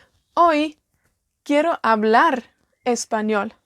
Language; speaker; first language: Spanish; non-native, fluent; Welsh